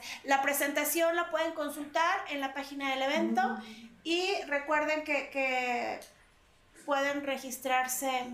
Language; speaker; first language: Spanish; native; Spanish